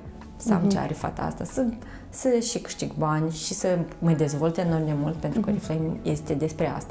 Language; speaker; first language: Romanian; native; Romanian